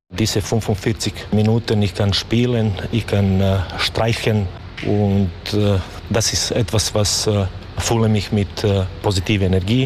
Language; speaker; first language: German; non-native, learner; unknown